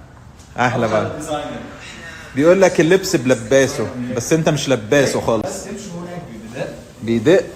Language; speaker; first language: Arabic; native; Arabic